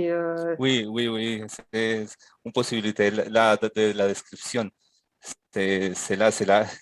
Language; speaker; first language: French; non-native, fluent; Spanish